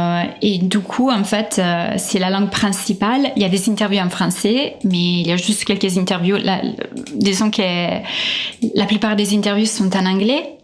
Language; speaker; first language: French; non-native, fluent; Italian